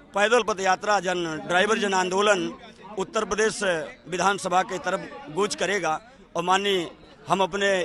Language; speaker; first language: Hindi; native; Hindi